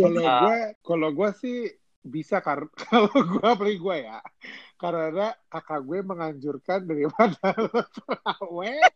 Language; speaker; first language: Indonesian; native; Indonesian